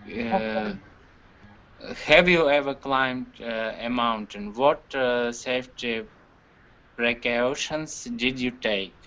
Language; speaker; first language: English; non-native, learner; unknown